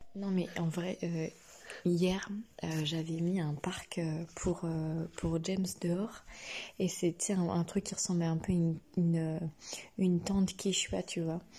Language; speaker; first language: French; native; French